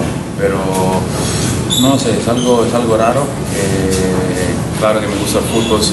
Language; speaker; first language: Spanish; non-native, fluent; Italian